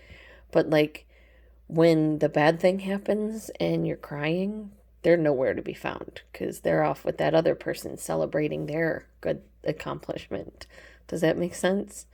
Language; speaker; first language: English; native; English